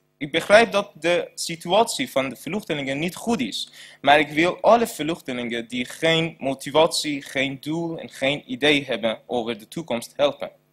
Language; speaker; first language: Dutch; non-native, learner; Persian